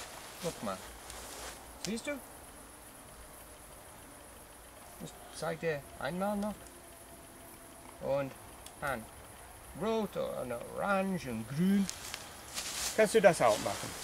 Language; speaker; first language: German; non-native, learner; English